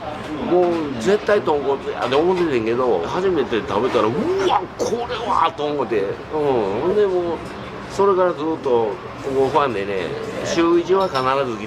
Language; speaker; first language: Japanese; native; Japanese